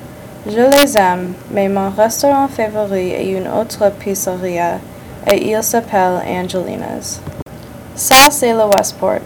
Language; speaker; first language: French; non-native, learner; English